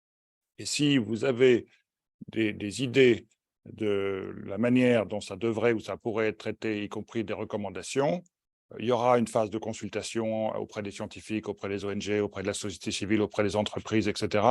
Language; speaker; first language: French; native; French